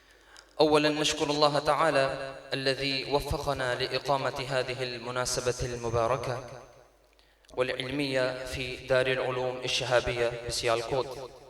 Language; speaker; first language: Arabic; non-native, learner; Urdu